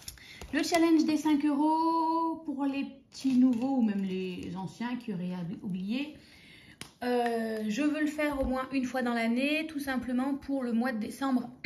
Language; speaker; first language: French; native; French